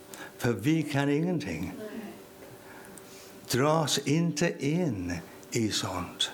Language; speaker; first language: Swedish; non-native, fluent; English